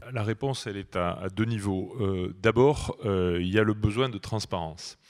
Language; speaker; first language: French; native; French